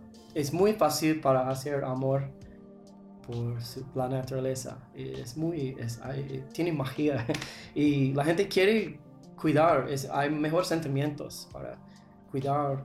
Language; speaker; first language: Spanish; non-native, learner; English